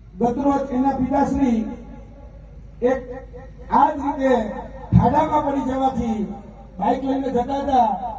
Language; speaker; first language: Gujarati; native; Gujarati